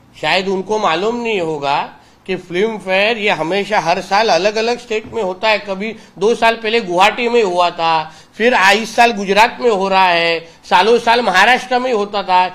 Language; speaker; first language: Hindi; non-native, local second language; Marathi